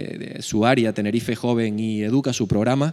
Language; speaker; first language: Spanish; native; Spanish